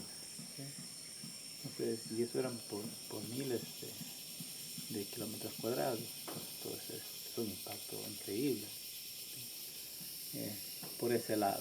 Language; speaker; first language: Spanish; non-native, local second language; Quechua